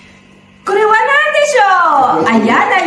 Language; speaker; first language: Japanese; non-native, learner; Filipino